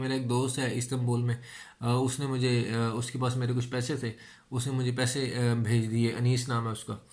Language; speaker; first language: Urdu; non-native, local second language; Punjabi